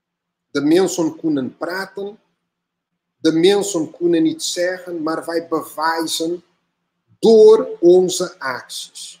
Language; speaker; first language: Dutch; non-native, learner; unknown